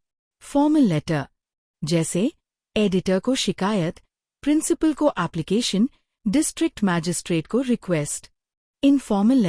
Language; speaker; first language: Hindi; native; Hindi